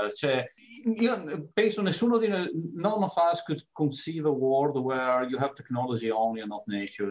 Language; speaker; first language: English; non-native, fluent; Italian